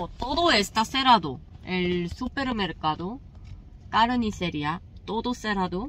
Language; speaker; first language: Spanish; non-native, fluent; Korean